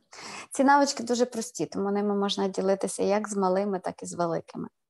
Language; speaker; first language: Ukrainian; native; Ukrainian